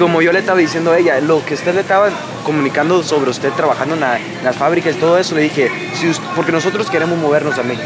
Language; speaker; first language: Spanish; early bilingual, other home language; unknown